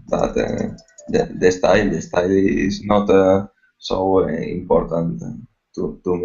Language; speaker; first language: English; non-native, learner; Spanish